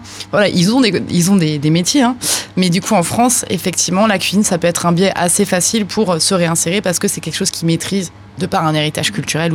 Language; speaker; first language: French; native; French